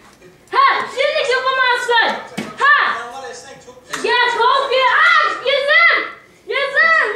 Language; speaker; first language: Turkish; early bilingual, heritage; Turkish